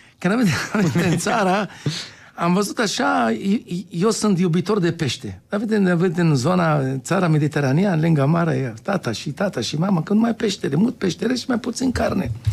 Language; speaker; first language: Romanian; non-native, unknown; Hebrew